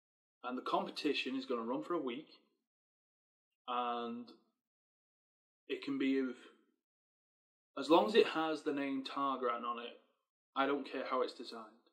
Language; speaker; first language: English; native; English